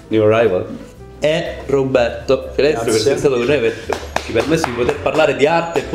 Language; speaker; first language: Italian; native; Italian